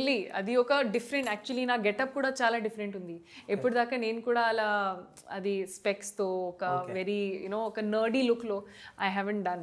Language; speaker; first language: Telugu; non-native, local second language; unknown